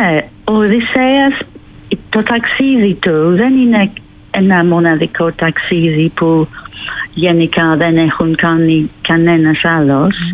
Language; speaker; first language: Greek; non-native, fluent; English